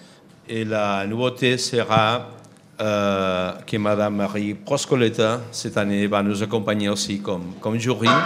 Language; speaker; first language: French; non-native, fluent; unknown